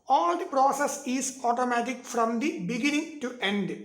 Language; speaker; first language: English; non-native, local second language; Malayalam